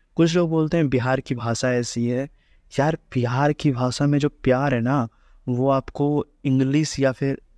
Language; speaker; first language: Hindi; native; Hindi